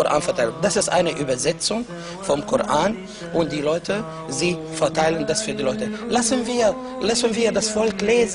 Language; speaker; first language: German; non-native, fluent; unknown